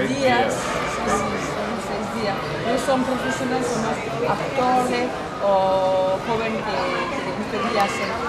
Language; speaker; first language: Spanish; non-native, learner; French